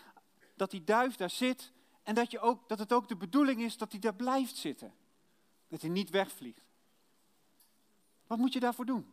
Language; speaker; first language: Dutch; native; Dutch